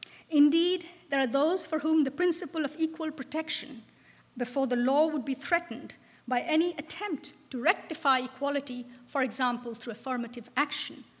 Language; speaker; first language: English; non-native, local second language; Bangla